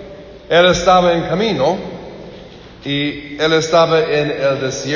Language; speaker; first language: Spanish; non-native, learner; English